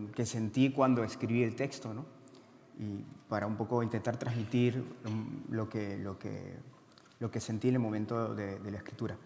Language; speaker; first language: Spanish; native; Spanish